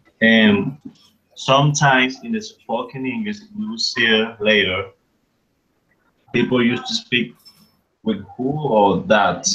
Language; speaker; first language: English; non-native, fluent; Spanish